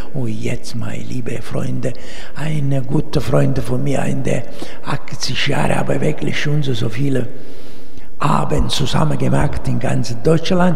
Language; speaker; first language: German; non-native, learner; Italian